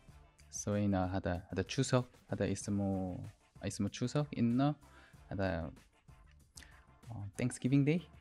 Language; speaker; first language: Arabic; non-native, learner; Korean